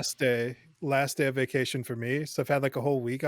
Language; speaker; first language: English; native; English